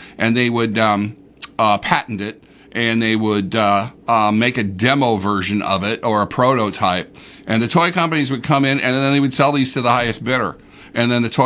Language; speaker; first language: English; native; English